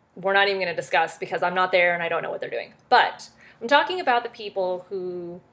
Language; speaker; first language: English; early bilingual, other home language; French